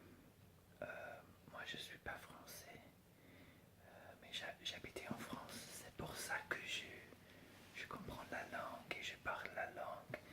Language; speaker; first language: French; non-native, fluent; English